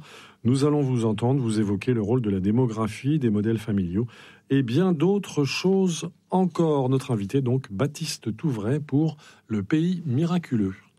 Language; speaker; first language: French; native; French